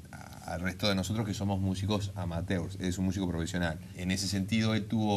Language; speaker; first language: Spanish; native; Spanish